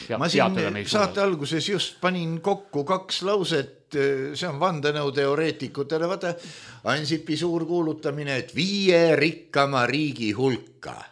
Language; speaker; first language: Estonian; native; Estonian